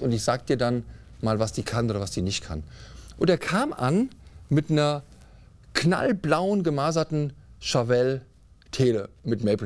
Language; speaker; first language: German; native; German